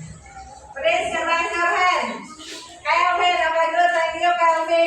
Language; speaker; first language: English; non-native, learner; Indonesian